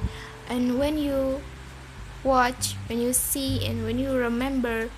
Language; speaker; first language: English; non-native, learner; Indonesian